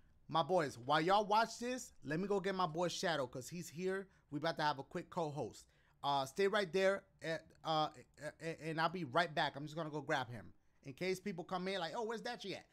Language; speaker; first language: English; early bilingual, other home language; Spanish